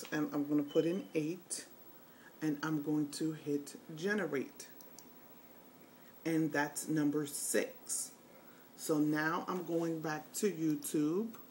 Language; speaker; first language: English; native; English